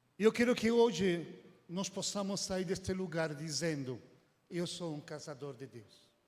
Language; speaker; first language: Portuguese; non-native, fluent; Spanish